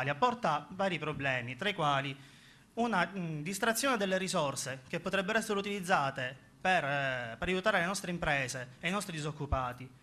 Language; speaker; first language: Italian; native; Italian